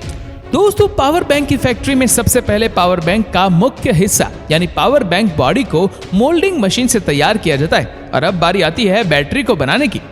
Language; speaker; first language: Hindi; native; Hindi